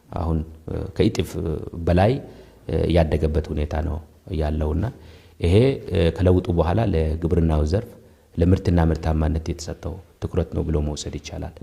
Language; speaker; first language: Amharic; non-native, local second language; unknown